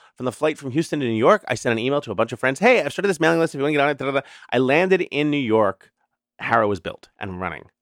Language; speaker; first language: English; native; English